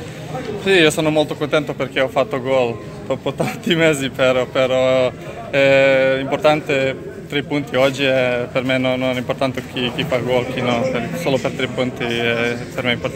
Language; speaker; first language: Italian; non-native, learner; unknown